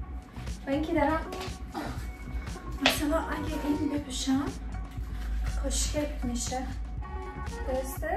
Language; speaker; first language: Persian; non-native, learner; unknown